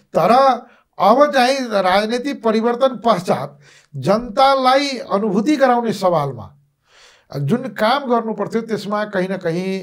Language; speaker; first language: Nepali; non-native, local second language; Maithili